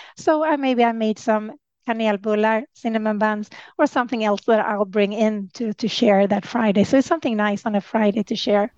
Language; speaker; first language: English; non-native, fluent; Swedish